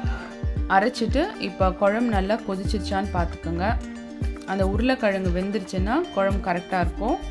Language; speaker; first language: Tamil; native; Tamil